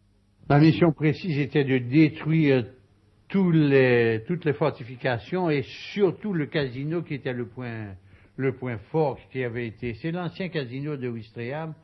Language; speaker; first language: French; native; French